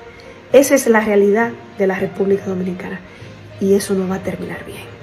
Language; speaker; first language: Spanish; native; Spanish